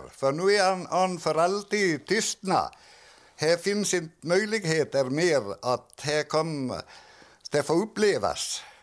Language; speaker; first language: Swedish; native; Swedish